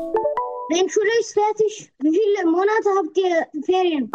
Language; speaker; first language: German; non-native, learner; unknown